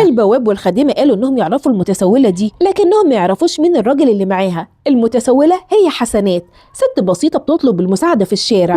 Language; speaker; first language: Arabic; native; Arabic